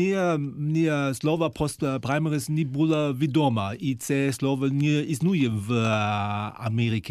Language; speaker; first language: Ukrainian; non-native, fluent; German